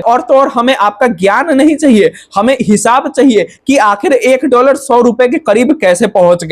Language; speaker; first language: Hindi; native; Hindi